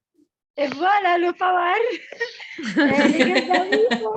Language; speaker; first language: French; non-native, local second language; Arabic